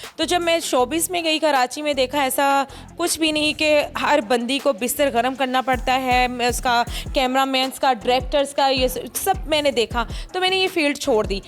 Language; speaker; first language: Urdu; non-native, local second language; Punjabi